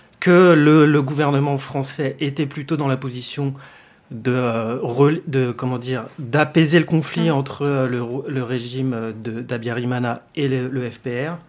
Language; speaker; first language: French; native; French